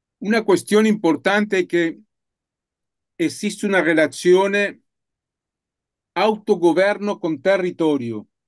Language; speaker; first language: Italian; non-native, learner; Spanish